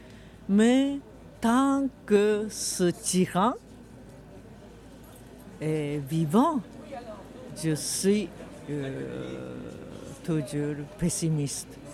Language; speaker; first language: French; non-native, fluent; Japanese